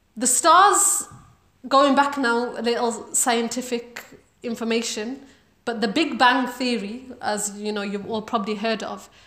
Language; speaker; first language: English; native; English